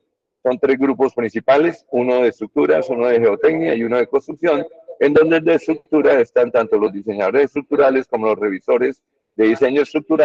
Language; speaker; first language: Spanish; native; Spanish